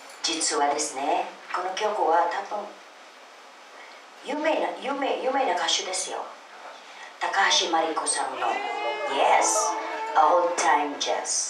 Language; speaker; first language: Japanese; non-native, fluent; Filipino